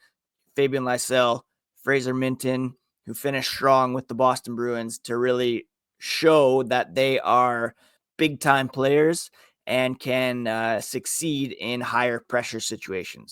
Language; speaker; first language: English; native; English